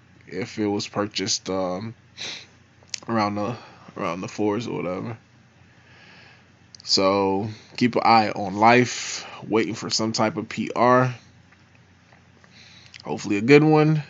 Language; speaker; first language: English; native; English